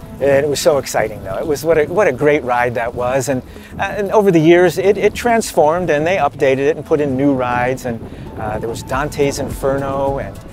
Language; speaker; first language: English; native; English